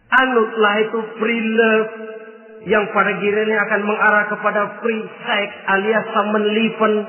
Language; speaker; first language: Indonesian; native; Indonesian